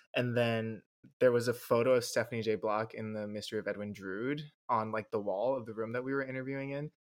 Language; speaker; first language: English; native; English